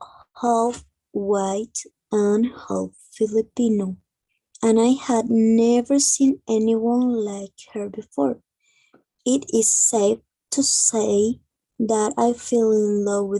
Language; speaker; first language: English; non-native, learner; Spanish